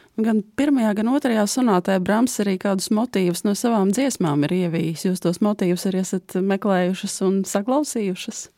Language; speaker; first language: Latvian; native; Latvian